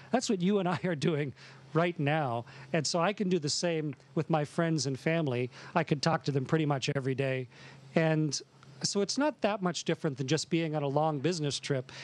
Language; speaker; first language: English; native; English